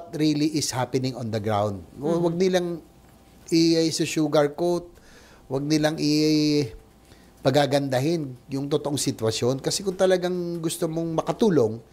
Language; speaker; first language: Filipino; native; Filipino